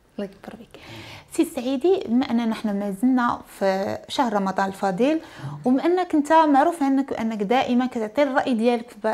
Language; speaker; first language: Arabic; native; Arabic